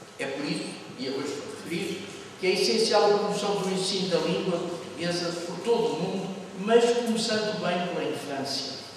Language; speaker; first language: Portuguese; native; Portuguese